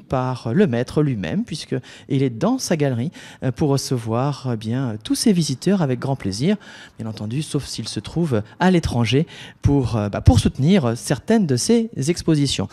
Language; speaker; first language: French; native; French